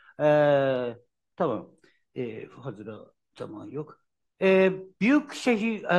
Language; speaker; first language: Turkish; non-native, learner; Japanese